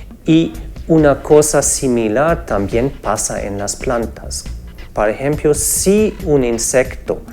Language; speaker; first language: Spanish; non-native, fluent; German